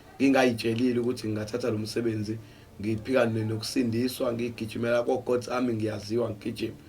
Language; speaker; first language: Zulu; native; Zulu